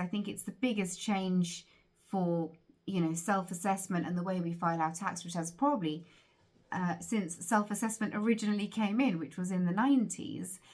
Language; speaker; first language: English; native; English